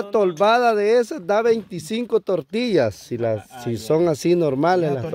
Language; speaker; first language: Spanish; native; Spanish